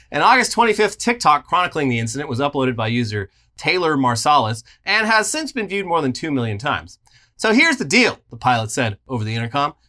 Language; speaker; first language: English; native; English